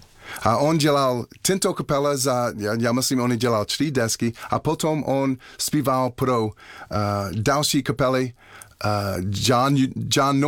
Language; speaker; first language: Czech; non-native, learner; English